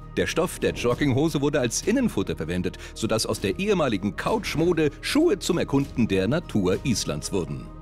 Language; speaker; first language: German; native; German